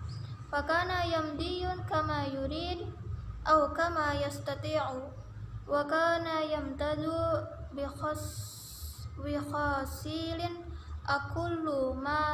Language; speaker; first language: Arabic; non-native, learner; Indonesian